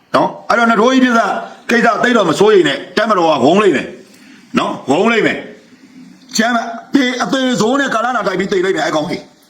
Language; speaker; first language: Burmese; native; Burmese